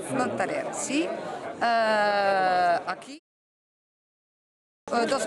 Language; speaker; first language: Catalan; non-native, learner; French